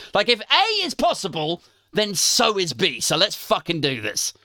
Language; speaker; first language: English; native; English